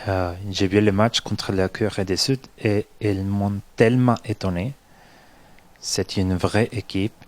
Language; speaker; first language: French; non-native, fluent; Spanish